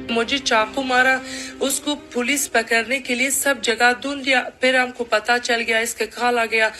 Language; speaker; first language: Hindi; non-native, learner; Persian